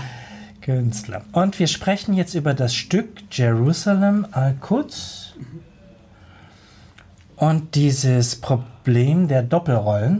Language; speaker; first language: German; native; German